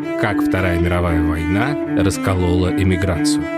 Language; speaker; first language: Russian; native; Russian